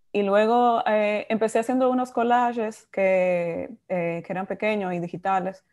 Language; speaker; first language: Spanish; native; Spanish